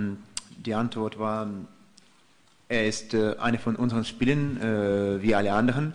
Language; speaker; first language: German; non-native, fluent; Russian